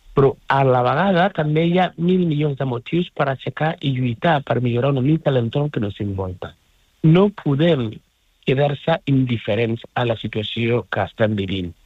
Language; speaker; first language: Catalan; non-native, fluent; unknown